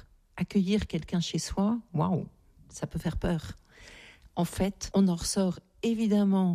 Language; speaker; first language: French; native; French